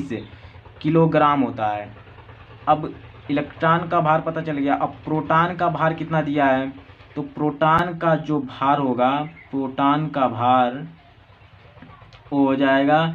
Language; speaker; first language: Hindi; native; Hindi